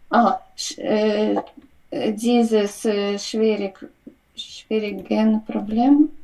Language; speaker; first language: German; non-native, learner; Ukrainian